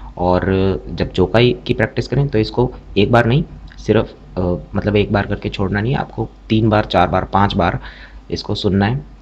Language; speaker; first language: Hindi; native; Hindi